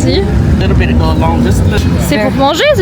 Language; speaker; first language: French; native; French